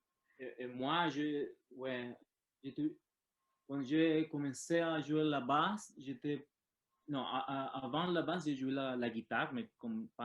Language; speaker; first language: French; non-native, learner; Spanish